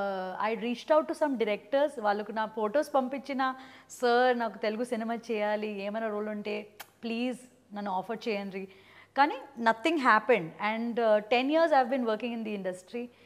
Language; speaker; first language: Telugu; early bilingual, heritage; Telugu